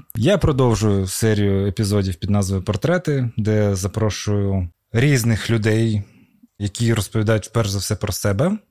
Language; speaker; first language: Ukrainian; non-native, local second language; Russian